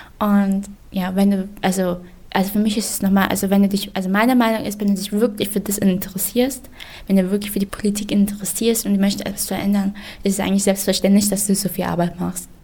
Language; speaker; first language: German; native; German